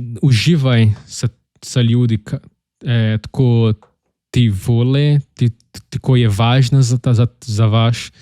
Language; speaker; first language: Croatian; non-native, learner; Portuguese